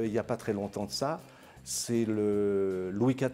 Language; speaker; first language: French; native; French